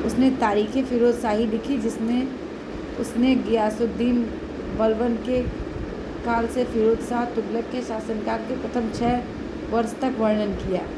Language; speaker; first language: Hindi; native; Hindi